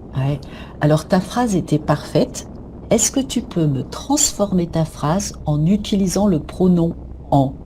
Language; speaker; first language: French; native; French